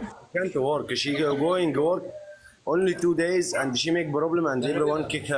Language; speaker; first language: English; non-native, learner; Arabic